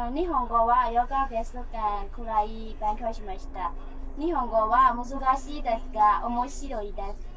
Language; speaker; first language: Japanese; non-native, learner; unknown